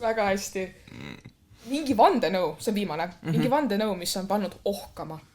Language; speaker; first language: Estonian; native; Estonian